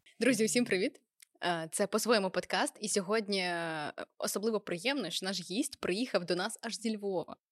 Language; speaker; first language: Ukrainian; native; Ukrainian